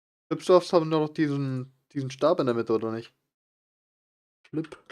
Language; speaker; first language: German; native; German